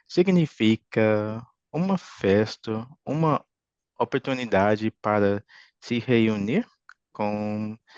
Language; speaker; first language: Portuguese; non-native, fluent; English